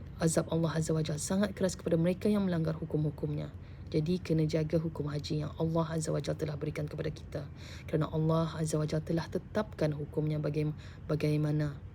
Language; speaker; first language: Malay; native; Malay